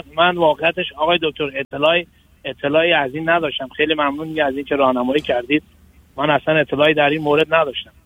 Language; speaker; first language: Persian; native; Persian